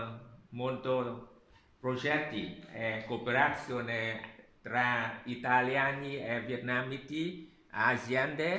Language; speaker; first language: Italian; non-native, learner; Vietnamese